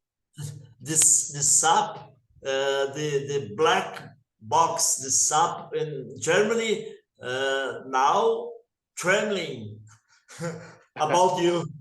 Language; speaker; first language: English; non-native, learner; Portuguese